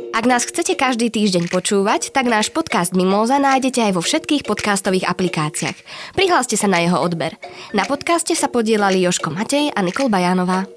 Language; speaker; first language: Slovak; native; Slovak